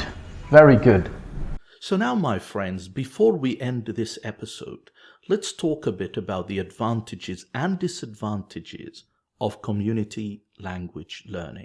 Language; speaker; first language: English; non-native, fluent; Arabic